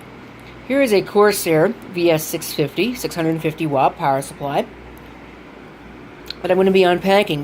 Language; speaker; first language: English; native; English